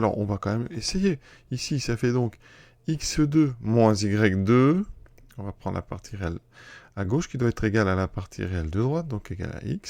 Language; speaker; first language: French; native; French